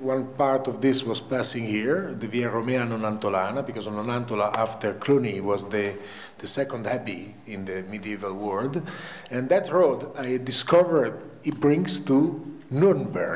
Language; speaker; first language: English; non-native, fluent; Italian